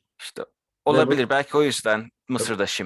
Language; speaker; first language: Turkish; early bilingual, heritage; Turkish